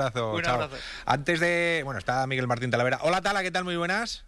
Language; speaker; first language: Spanish; native; Spanish